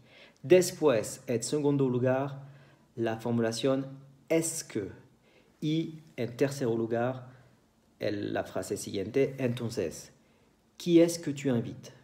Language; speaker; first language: Spanish; non-native, fluent; French